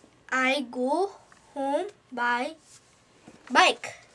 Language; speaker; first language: English; non-native, learner; Korean